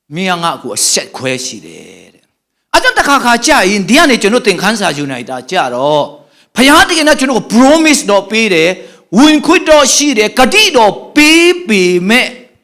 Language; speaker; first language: Burmese; non-native, local second language; Tedim Chin